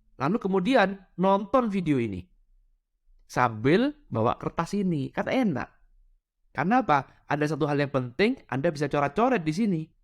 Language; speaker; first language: Indonesian; non-native, local second language; Madurese